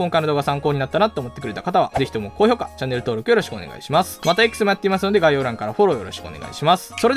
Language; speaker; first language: Japanese; native; Japanese